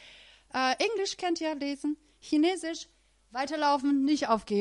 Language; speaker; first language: German; non-native, fluent; Persian